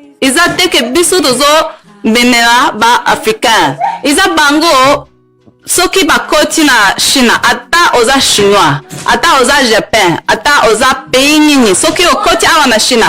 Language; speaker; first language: Lingala; non-native, fluent; Chinese